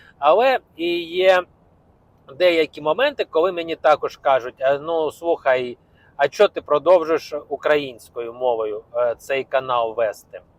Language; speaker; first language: Ukrainian; non-native, local second language; Russian